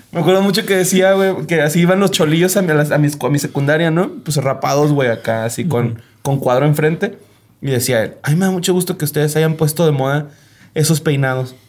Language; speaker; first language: Spanish; native; Spanish